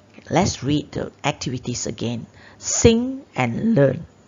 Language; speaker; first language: English; non-native, local second language; Chinese